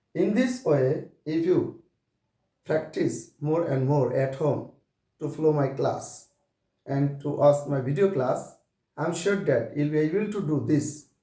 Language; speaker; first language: English; non-native, local second language; Bangla